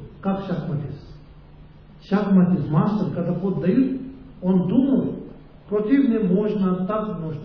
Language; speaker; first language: Russian; non-native, learner; Tibetan